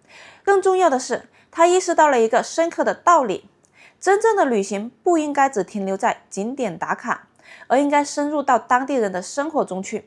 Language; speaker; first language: Chinese; native; Chinese